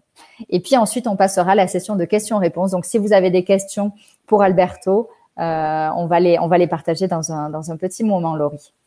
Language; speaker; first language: French; native; French